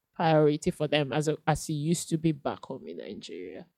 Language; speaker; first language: English; non-native, local second language; Yoruba